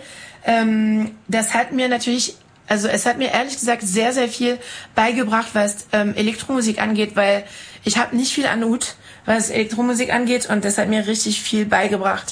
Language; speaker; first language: German; non-native, fluent; French